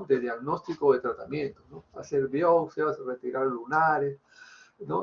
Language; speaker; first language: Spanish; native; Spanish